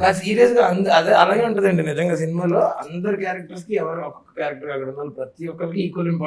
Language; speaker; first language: Telugu; native; Telugu